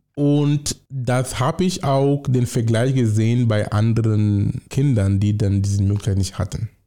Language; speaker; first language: German; non-native, fluent; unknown